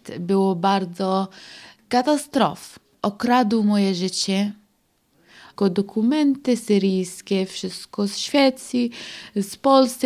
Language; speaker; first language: Polish; non-native, learner; Arabic